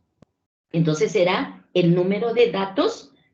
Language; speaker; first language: Spanish; native; Spanish